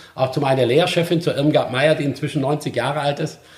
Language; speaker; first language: German; native; German